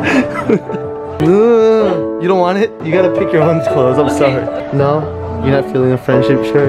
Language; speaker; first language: English; native; English